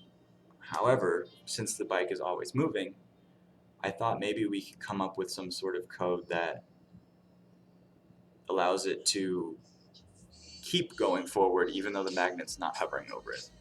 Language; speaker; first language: English; native; English